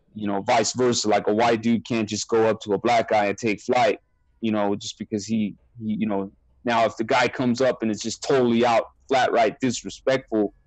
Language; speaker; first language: English; native; English